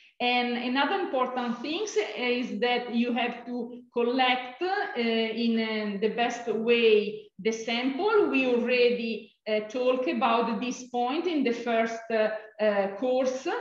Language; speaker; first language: English; non-native, fluent; Italian